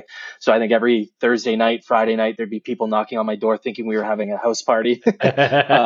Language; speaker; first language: English; native; English